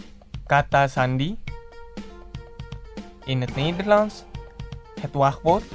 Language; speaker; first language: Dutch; non-native, learner; Indonesian